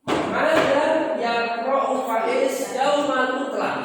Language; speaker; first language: Arabic; non-native, fluent; Indonesian